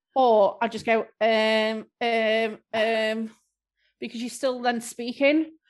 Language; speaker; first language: English; native; English